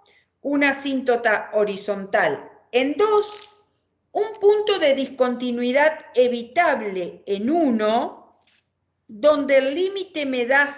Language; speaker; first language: Spanish; native; Spanish